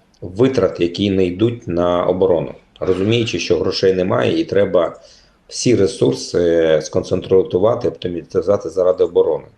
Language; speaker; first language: Ukrainian; native; Ukrainian